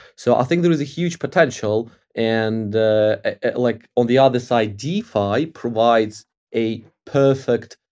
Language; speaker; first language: English; non-native, fluent; Ukrainian